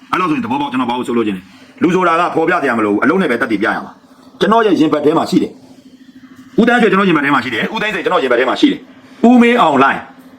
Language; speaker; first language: Burmese; native; Burmese